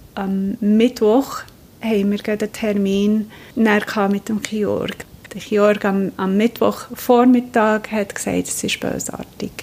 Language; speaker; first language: German; non-native, fluent; English